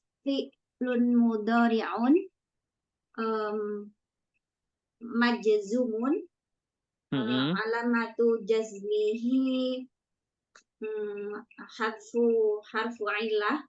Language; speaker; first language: Arabic; non-native, learner; Indonesian